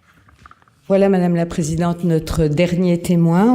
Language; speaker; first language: French; native; French